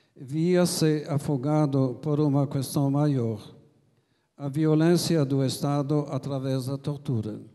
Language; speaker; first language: Portuguese; non-native, fluent; French